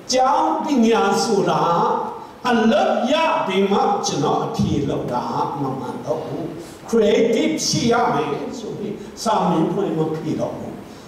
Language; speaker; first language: Burmese; non-native, local second language; Tedim Chin